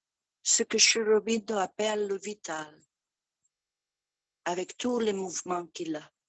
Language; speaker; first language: French; non-native, fluent; Catalan